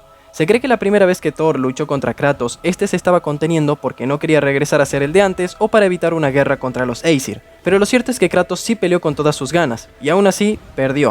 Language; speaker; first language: Spanish; native; Spanish